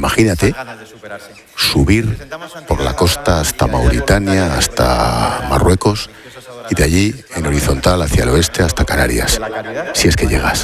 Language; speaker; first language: Spanish; native; Spanish